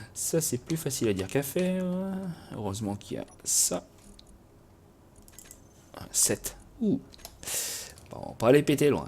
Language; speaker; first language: French; native; French